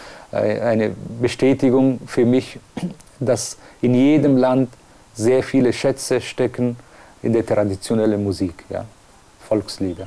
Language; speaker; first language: German; non-native, fluent; Persian